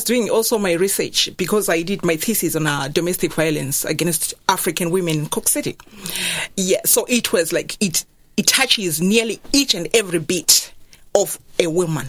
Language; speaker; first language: English; non-native, local second language; Shona